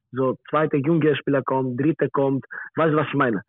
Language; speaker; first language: German; non-native, learner; Greek